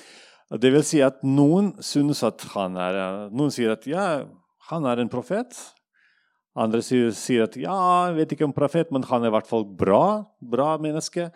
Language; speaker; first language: Norwegian; non-native, fluent; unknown